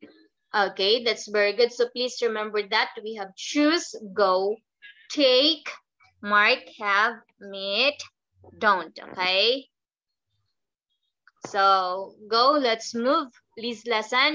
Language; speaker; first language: English; non-native, fluent; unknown